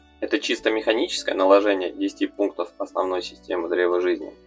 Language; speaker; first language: Russian; native; Russian